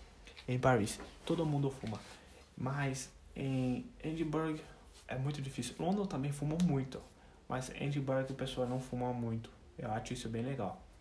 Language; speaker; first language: Portuguese; non-native, fluent; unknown